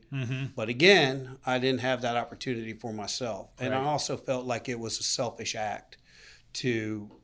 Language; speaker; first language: English; native; English